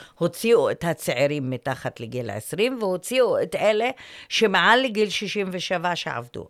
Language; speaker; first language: Hebrew; non-native, local second language; Arabic